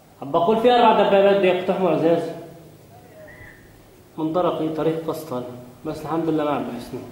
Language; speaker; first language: Arabic; native; Arabic